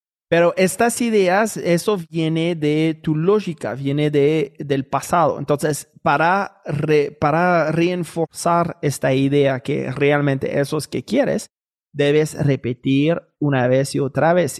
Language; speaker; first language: Spanish; non-native, fluent; French